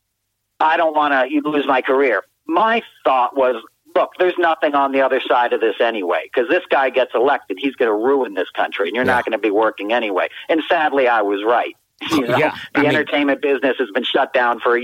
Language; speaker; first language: English; native; English